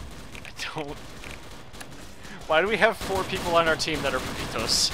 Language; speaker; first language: English; native; English